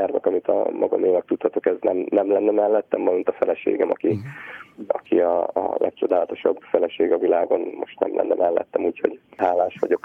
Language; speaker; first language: Hungarian; native; Hungarian